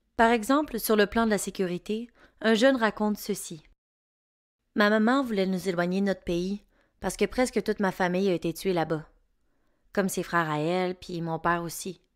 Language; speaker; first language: French; native; French